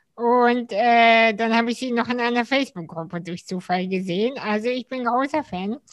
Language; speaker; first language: German; early bilingual, other home language; Russian